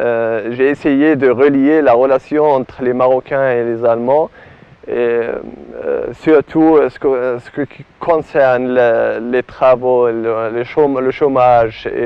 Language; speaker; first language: French; non-native, learner; Arabic